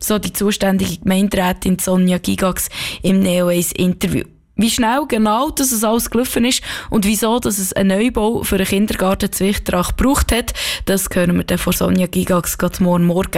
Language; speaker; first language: German; native; German